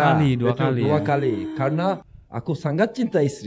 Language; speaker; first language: Indonesian; non-native, learner; Turkish